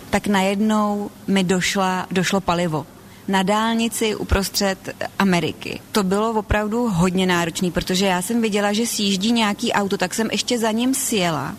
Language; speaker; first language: Czech; native; Czech